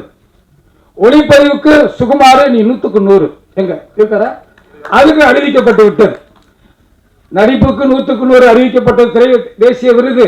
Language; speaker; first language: Tamil; native; Tamil